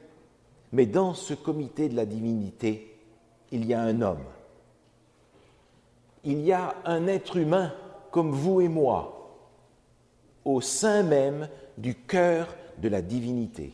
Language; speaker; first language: French; native; French